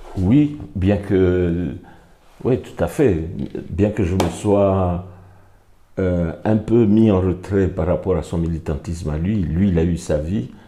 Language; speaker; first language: French; non-native, local second language; Ngazidja Comorian